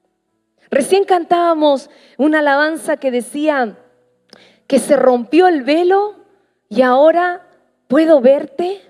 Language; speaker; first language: Spanish; native; Spanish